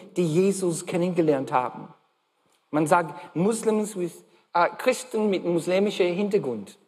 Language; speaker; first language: German; non-native, fluent; English